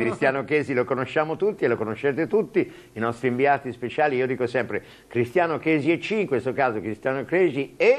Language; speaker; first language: Italian; native; Italian